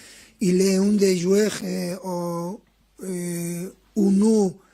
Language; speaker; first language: French; non-native, fluent; Spanish